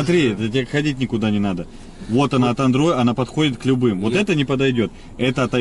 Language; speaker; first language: Russian; native; Russian